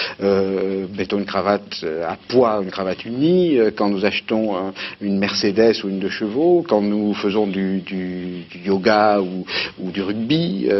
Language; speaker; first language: French; native; French